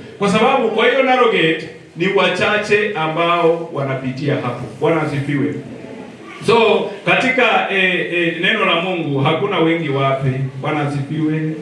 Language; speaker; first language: Swahili; non-native, local second language; Luyia